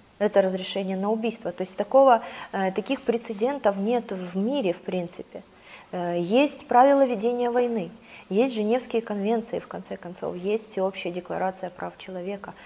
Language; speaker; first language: Russian; native; Russian